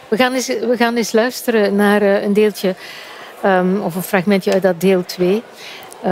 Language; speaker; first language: Dutch; native; Dutch